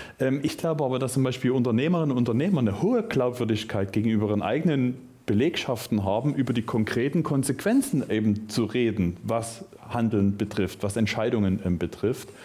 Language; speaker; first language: German; native; German